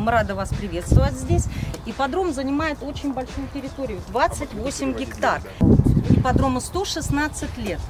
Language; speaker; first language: Russian; native; Russian